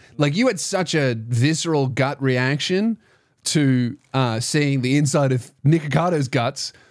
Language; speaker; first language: English; native; English